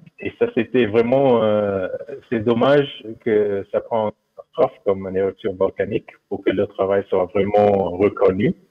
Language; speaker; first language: French; non-native, fluent; English